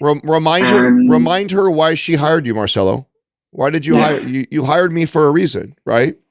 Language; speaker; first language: English; native; English